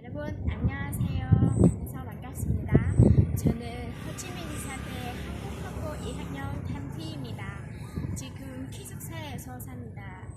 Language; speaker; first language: Korean; non-native, learner; Vietnamese